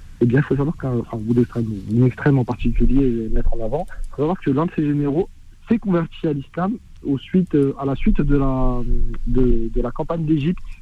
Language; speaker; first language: French; early bilingual, other home language; Arabic